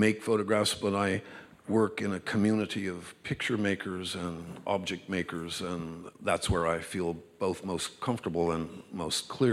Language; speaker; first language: English; native; English